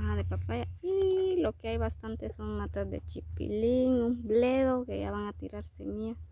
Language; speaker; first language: Spanish; native; Spanish